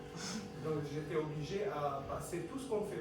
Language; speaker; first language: French; non-native, fluent; Arabic